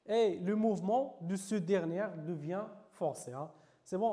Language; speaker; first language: French; non-native, local second language; Arabic